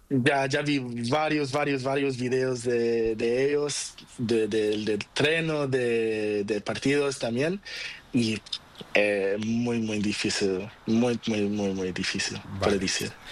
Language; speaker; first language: Spanish; non-native, learner; Portuguese